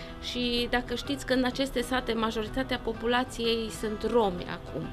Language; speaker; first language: Romanian; non-native, local second language; German